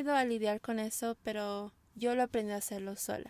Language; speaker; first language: Spanish; early bilingual, heritage; Spanish